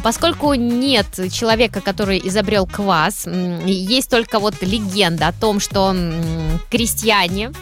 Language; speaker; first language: Russian; native; Russian